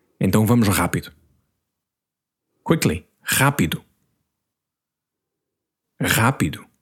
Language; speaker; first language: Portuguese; non-native, learner; English